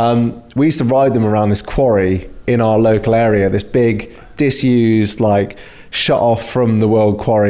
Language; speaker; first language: English; native; English